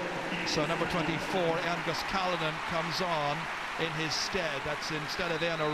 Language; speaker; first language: English; native; English